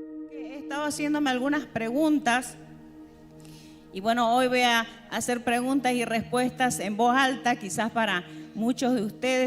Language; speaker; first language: Spanish; native; Spanish